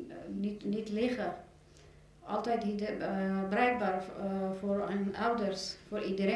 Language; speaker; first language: Dutch; non-native, learner; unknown